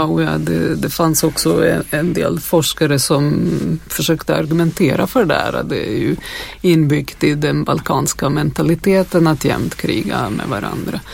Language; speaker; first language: Swedish; non-native, fluent; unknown